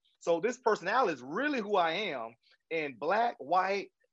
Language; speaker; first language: English; native; English